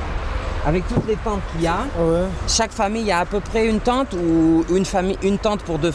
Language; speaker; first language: French; native; French